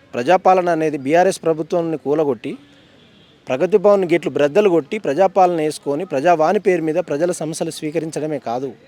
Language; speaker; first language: Telugu; native; Telugu